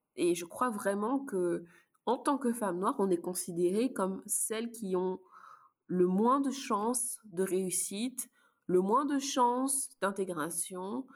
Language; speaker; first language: French; native; French